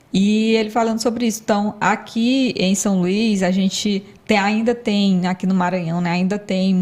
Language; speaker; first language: Portuguese; native; Portuguese